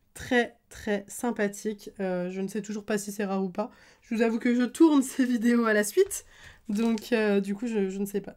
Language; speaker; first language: French; native; French